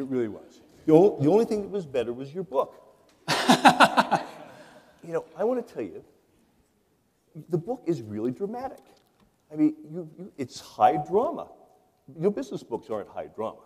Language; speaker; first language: English; native; English